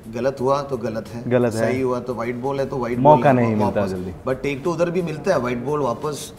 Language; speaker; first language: Hindi; non-native, local second language; Malayalam